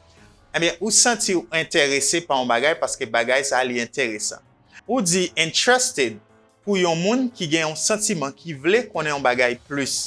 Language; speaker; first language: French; non-native, local second language; Haitian Creole